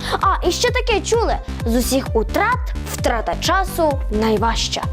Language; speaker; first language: Ukrainian; native; Ukrainian